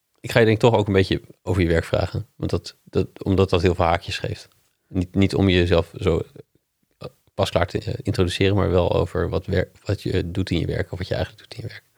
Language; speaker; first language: Dutch; non-native, fluent; English